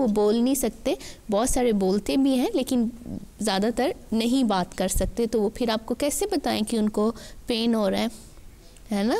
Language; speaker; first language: Urdu; native; Urdu